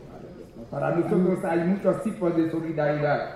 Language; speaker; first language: Spanish; non-native, learner; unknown